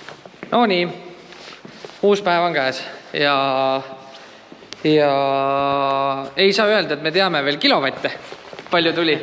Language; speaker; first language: Estonian; native; Estonian